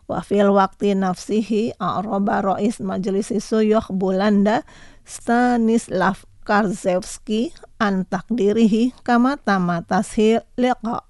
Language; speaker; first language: Arabic; non-native, fluent; Indonesian